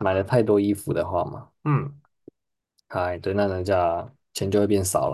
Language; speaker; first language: Chinese; native; Chinese